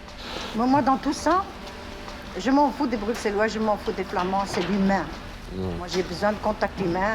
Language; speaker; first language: French; early bilingual, other home language; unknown